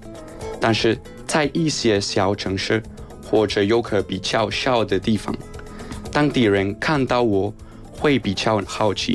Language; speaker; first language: Chinese; non-native, fluent; Spanish